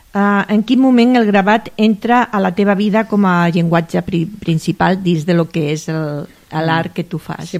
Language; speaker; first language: Catalan; native; Catalan